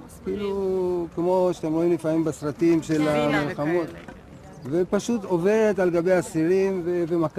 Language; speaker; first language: Hebrew; native; Hebrew